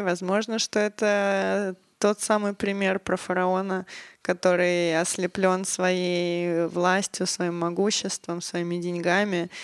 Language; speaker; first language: Russian; native; Russian